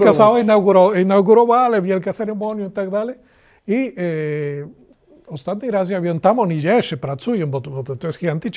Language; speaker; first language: Polish; non-native, learner; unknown